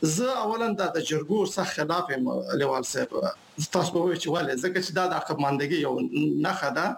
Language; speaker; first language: Pashto; non-native, local second language; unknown